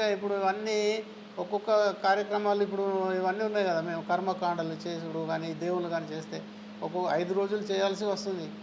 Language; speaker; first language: Telugu; non-native, local second language; Gondi